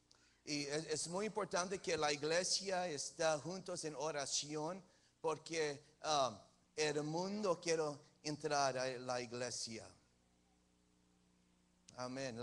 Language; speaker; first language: Spanish; early bilingual, heritage; English